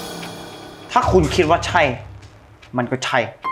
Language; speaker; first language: Thai; native; Thai